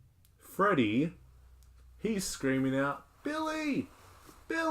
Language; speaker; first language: English; native; English